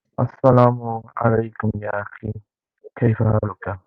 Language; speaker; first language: Arabic; non-native, learner; English